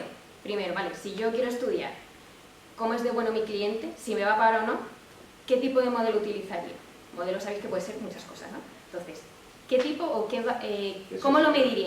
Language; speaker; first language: Spanish; native; Spanish